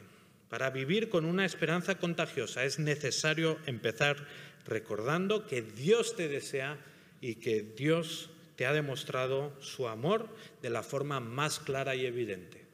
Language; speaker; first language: Spanish; native; Spanish